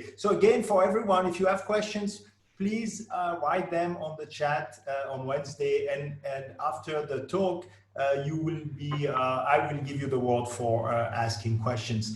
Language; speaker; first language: English; non-native, fluent; French